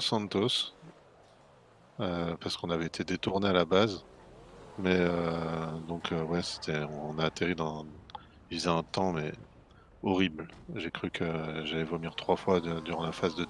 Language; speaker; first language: French; native; French